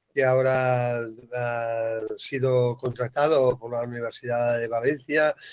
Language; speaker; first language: Spanish; non-native, local second language; Catalan